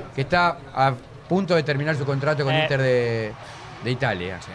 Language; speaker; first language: Spanish; native; Spanish